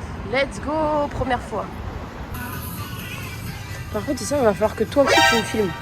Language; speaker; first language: French; native; French